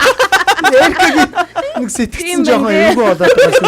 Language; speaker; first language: Mongolian; native; Mongolian